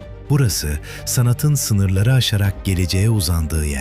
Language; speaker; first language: Turkish; native; Turkish